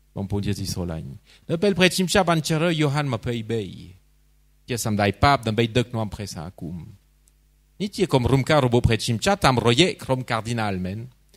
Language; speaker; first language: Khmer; non-native, fluent; French